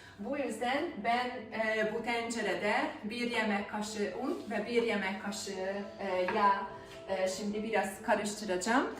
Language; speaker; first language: Turkish; non-native, fluent; Hungarian